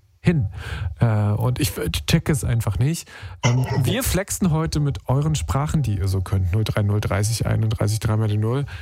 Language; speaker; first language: German; native; German